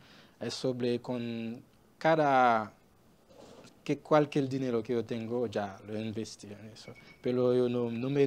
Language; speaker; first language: Spanish; non-native, learner; Haitian Creole